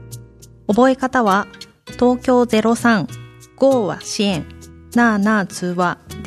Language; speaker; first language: Japanese; native; Japanese